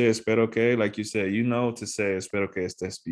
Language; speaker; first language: Spanish; non-native, fluent; English